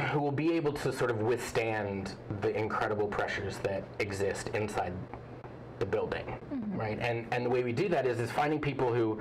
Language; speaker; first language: English; native; English